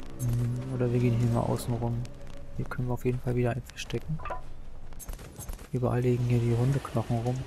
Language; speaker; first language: German; native; German